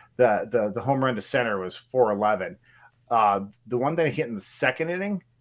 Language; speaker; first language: English; native; English